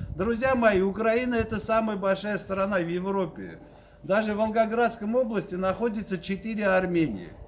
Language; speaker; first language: Russian; non-native, local second language; Armenian